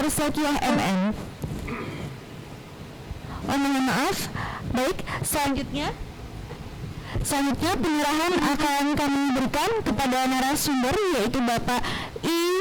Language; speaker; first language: Indonesian; native; Indonesian